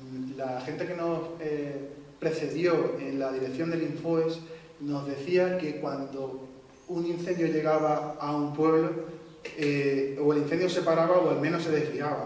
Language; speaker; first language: Spanish; native; Spanish